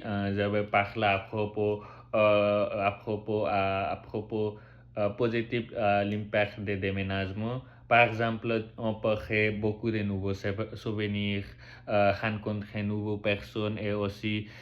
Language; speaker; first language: French; non-native, learner; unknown